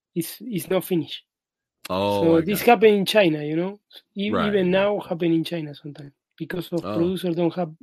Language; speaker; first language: English; non-native, learner; Spanish